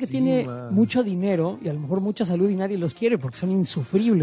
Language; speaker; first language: Spanish; native; Spanish